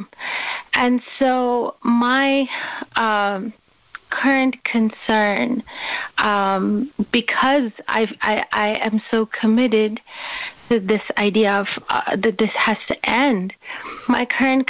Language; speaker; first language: English; non-native, local second language; Urdu